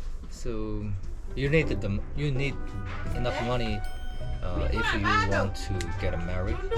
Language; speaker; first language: English; non-native, learner; Korean